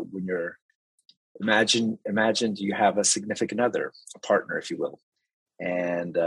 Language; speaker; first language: English; early bilingual, other home language; Spanish